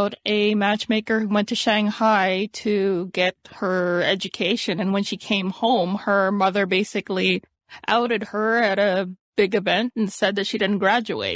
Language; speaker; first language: English; native; English